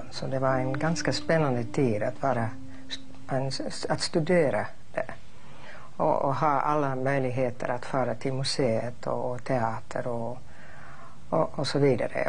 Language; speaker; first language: Swedish; non-native, fluent; English